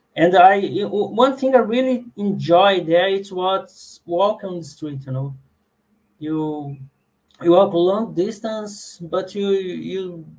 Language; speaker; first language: English; non-native, learner; Portuguese